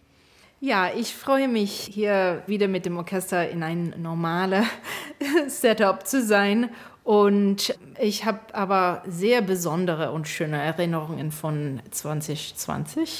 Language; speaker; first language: German; non-native, fluent; English